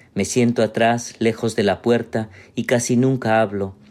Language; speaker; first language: Spanish; native; Spanish